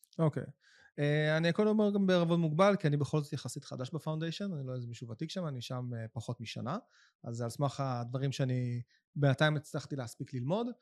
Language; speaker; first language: Hebrew; native; Hebrew